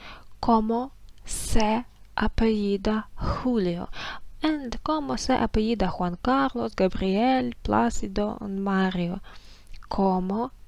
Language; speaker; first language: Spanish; non-native, fluent; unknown